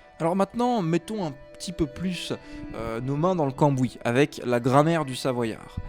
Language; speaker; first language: French; native; French